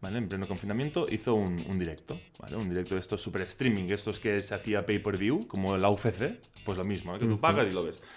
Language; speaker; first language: Spanish; non-native, local second language; Catalan